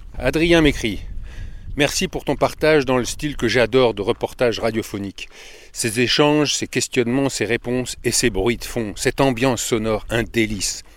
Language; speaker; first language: French; native; French